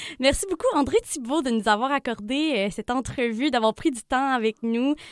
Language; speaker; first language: French; native; French